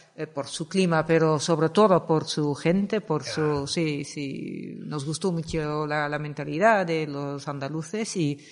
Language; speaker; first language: Spanish; non-native, fluent; Dutch